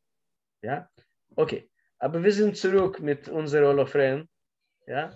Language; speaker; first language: German; non-native, learner; Russian